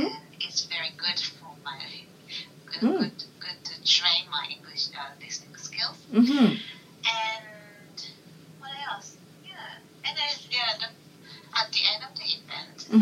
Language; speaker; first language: English; non-native, learner; Japanese